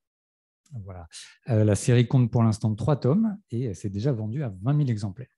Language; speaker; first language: French; native; French